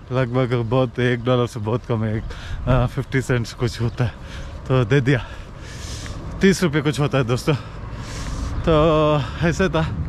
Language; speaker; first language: Hindi; non-native, local second language; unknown